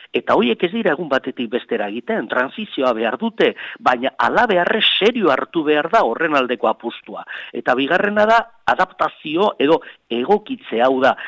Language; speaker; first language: Basque; native; Basque